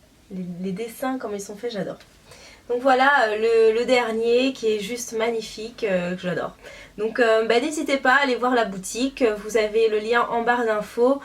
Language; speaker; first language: French; native; French